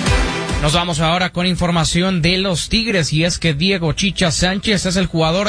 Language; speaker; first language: Spanish; native; Spanish